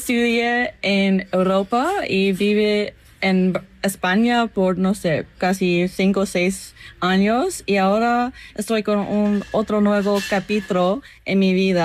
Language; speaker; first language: Spanish; non-native, learner; English